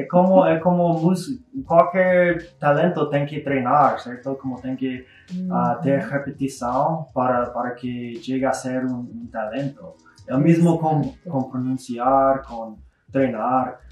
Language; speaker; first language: Portuguese; non-native, learner; English